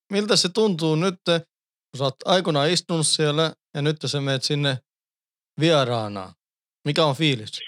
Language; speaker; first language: Finnish; early bilingual, heritage; Finnish